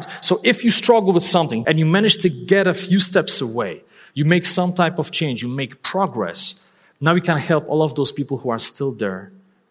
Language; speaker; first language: English; non-native, fluent; Polish